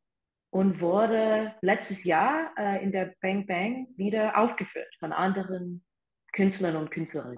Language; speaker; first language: German; non-native, fluent; English